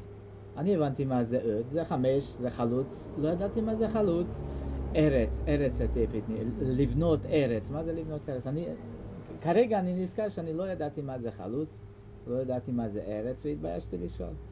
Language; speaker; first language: Hebrew; non-native, fluent; Hungarian